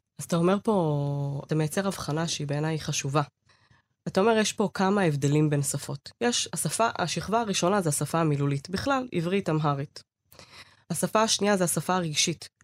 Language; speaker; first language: Hebrew; early bilingual, other home language; Amharic